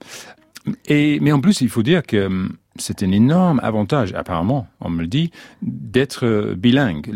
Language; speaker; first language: French; non-native, fluent; English